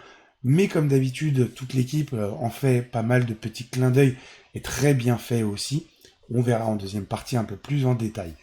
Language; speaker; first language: French; native; French